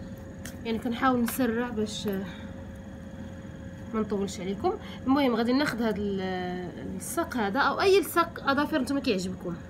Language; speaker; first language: Arabic; native; Arabic